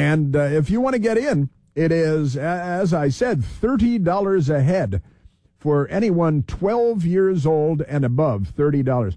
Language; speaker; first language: English; native; English